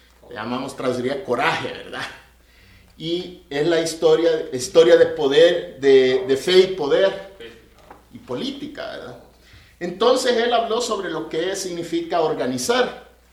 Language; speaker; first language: Spanish; native; Spanish